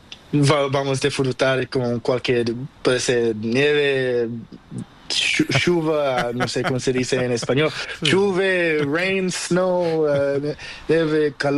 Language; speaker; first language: Spanish; non-native, learner; Portuguese